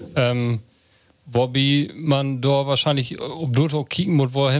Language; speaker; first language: German; non-native, local second language; Low German